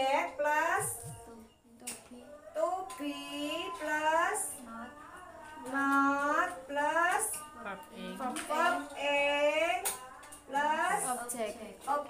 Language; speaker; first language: English; non-native, learner; Indonesian